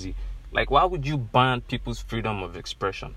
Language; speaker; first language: English; non-native, local second language; Yoruba